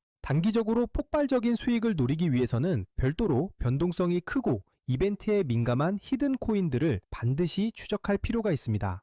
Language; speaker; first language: Korean; native; Korean